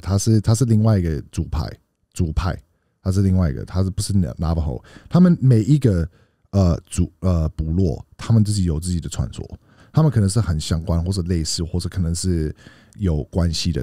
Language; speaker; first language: Chinese; non-native, fluent; English